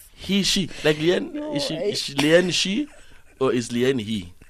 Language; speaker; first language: English; non-native, local second language; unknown